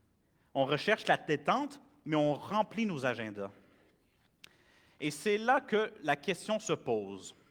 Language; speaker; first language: French; native; French